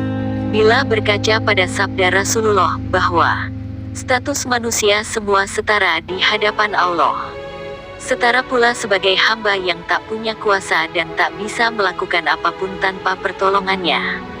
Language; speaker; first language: Indonesian; native; Indonesian